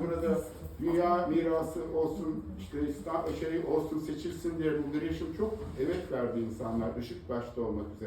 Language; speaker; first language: Turkish; native; Turkish